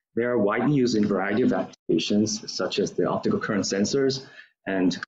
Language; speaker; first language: English; non-native, fluent; Korean